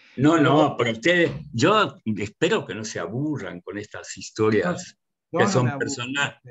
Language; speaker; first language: Spanish; early bilingual, other home language; Russian